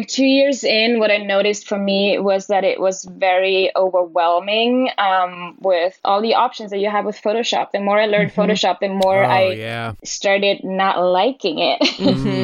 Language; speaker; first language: English; non-native, fluent; German